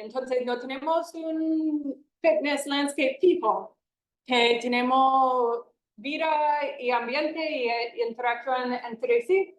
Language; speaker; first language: Spanish; non-native, fluent; English